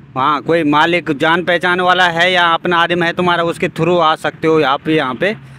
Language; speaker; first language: Hindi; native; Hindi